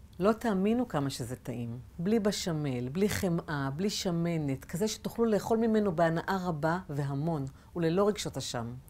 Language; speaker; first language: Hebrew; native; Hebrew